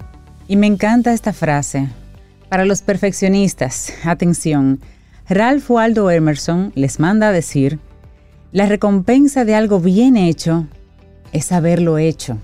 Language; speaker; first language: Spanish; native; Spanish